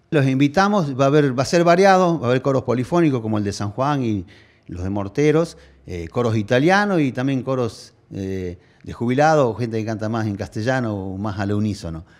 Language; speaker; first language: Spanish; native; Spanish